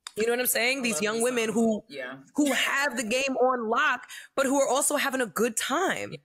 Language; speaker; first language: English; native; English